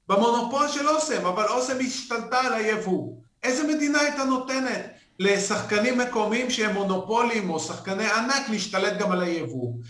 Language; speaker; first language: Hebrew; native; Hebrew